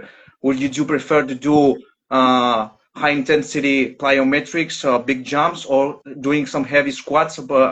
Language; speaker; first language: English; non-native, learner; Greek